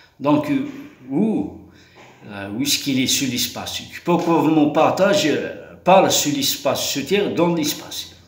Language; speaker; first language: French; non-native, local second language; Kabyle